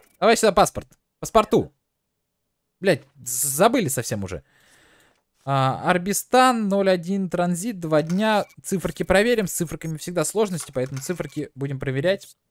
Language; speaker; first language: Russian; native; Russian